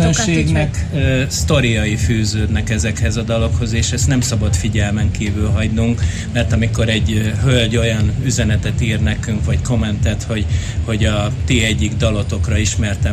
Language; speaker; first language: Hungarian; native; Hungarian